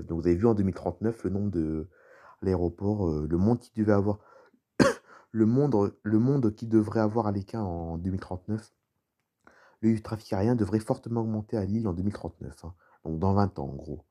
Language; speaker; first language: French; native; French